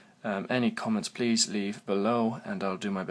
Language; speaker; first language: English; native; English